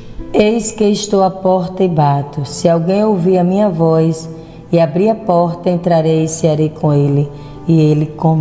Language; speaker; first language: Portuguese; native; Portuguese